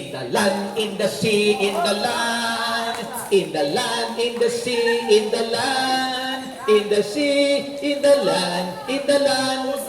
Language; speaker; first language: English; non-native, fluent; Filipino